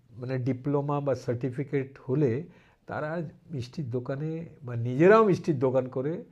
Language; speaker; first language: Bangla; early bilingual, heritage; Bangla